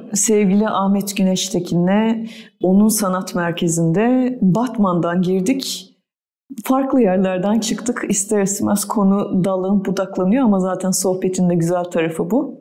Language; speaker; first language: Turkish; native; Turkish